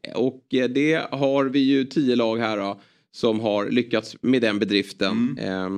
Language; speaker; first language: Swedish; native; Swedish